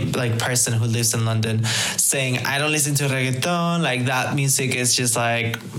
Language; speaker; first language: English; early bilingual, other home language; Spanish